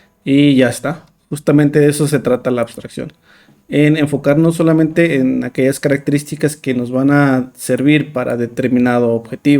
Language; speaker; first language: Spanish; native; Spanish